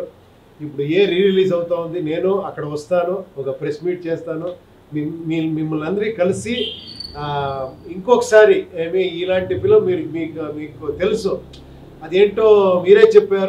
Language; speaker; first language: Telugu; non-native, local second language; Kannada